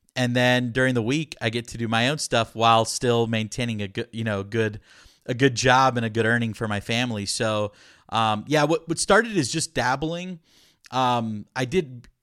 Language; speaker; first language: English; early bilingual, other home language; Spanish